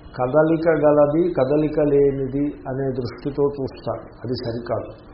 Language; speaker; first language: Telugu; native; Telugu